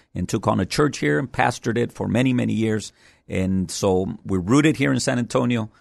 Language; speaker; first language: English; early bilingual, other home language; Spanish